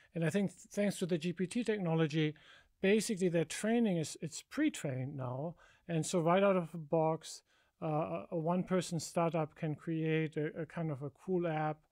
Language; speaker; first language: English; non-native, fluent; German